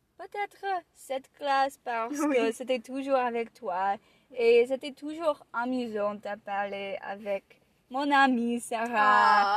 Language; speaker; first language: French; non-native, learner; English